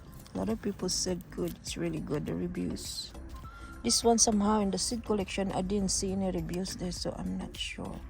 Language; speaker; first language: English; non-native, fluent; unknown